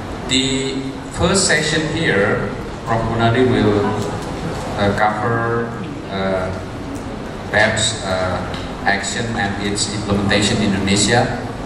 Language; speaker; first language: English; non-native, fluent; Indonesian